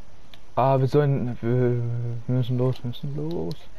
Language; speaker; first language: German; native; German